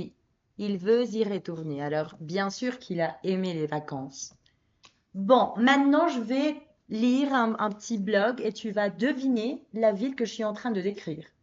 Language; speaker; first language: French; non-native, fluent; Spanish